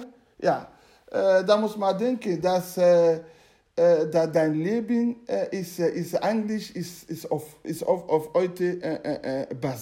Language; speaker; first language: German; non-native, learner; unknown